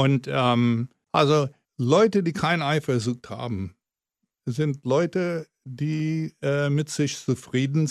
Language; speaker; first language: German; non-native, fluent; English